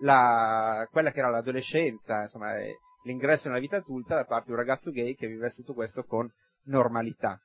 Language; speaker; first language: Italian; native; Italian